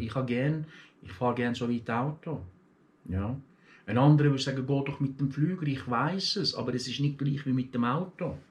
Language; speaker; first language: German; early bilingual, other home language; Turkish